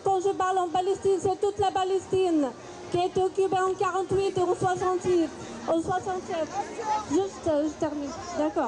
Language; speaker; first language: French; non-native, fluent; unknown